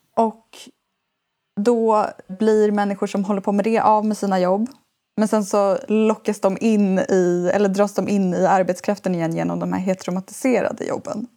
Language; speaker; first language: Swedish; native; Swedish